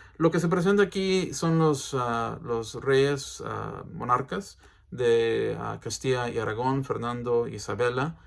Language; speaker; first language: Spanish; early bilingual, heritage; English